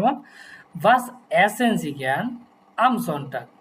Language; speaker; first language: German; non-native, fluent; Bangla